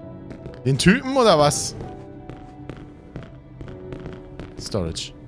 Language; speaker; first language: German; native; German